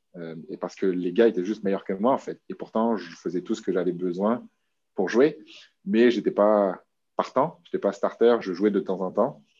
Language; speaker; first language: French; native; French